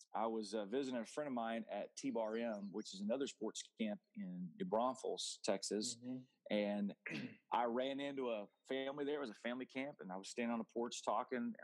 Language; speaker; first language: English; native; English